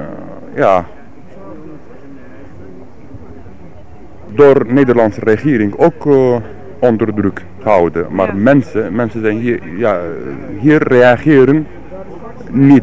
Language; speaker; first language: Dutch; non-native, learner; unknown